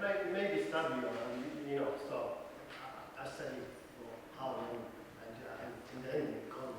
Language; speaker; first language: English; non-native, learner; Arabic